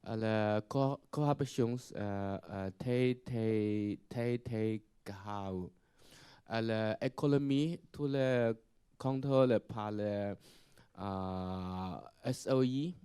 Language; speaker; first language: French; non-native, learner; Chinese